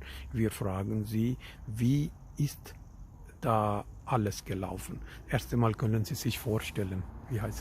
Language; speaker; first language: German; non-native, fluent; Urdu